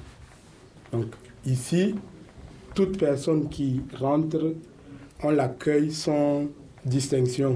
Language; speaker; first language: French; native; French